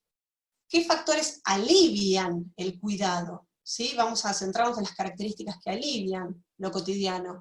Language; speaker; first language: Spanish; native; Spanish